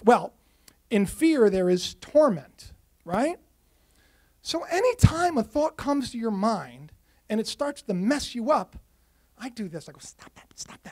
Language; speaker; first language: English; native; English